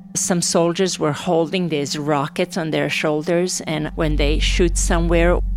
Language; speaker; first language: English; non-native, fluent; Serbian